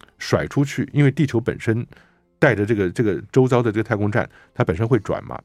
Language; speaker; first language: Chinese; native; Chinese